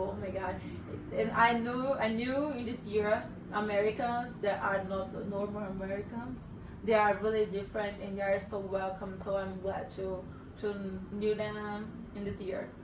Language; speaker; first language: English; non-native, learner; Portuguese